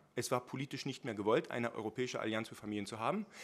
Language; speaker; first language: German; native; German